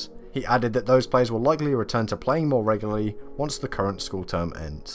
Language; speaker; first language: English; native; English